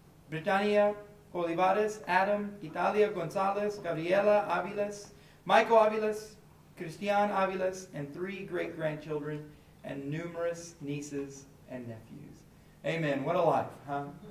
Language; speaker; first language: English; native; English